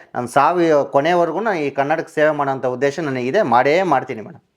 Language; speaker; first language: Kannada; native; Kannada